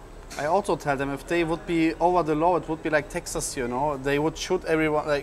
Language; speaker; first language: English; non-native, learner; German